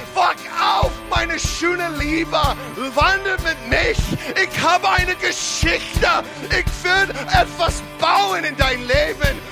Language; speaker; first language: German; non-native, fluent; English